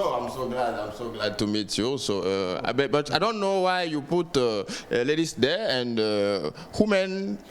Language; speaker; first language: English; non-native, learner; French